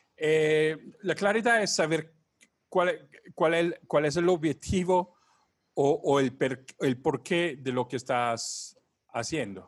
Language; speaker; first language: Spanish; non-native, fluent; Italian